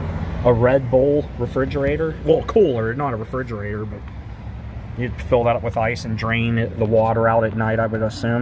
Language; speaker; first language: English; native; English